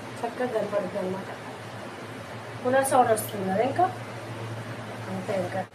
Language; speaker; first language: Telugu; native; Telugu